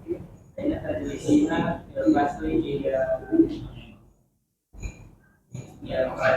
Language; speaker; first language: Arabic; non-native, learner; Indonesian